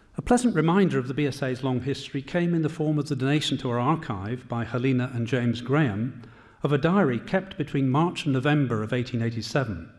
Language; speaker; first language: English; native; English